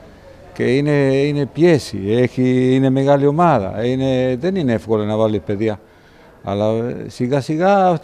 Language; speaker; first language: Greek; non-native, learner; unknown